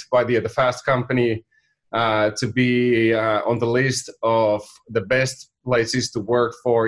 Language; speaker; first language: English; non-native, fluent; Finnish